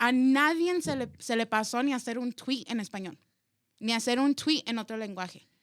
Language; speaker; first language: Spanish; early bilingual, heritage; Spanish